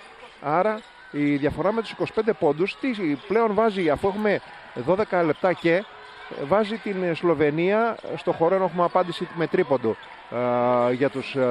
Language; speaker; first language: Greek; native; Greek